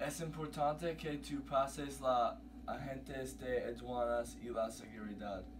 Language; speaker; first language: Spanish; non-native, learner; English